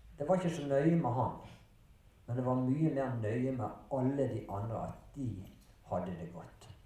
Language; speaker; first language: Norwegian; early bilingual, other home language; German